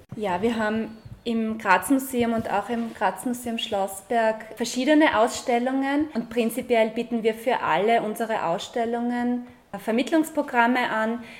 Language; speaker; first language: German; native; German